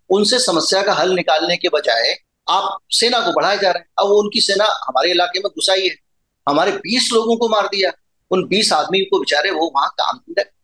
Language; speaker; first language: Hindi; native; Hindi